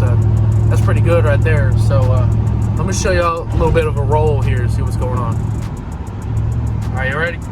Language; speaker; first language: English; native; English